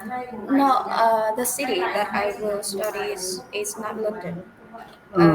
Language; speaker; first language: English; non-native, fluent; Vietnamese